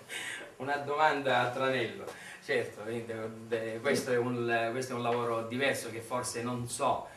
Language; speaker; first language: Italian; native; Italian